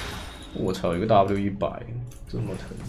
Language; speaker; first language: Chinese; native; Chinese